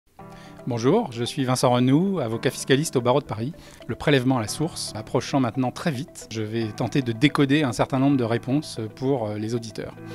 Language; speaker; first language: French; native; French